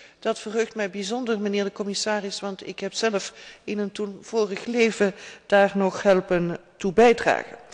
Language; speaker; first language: Dutch; native; Dutch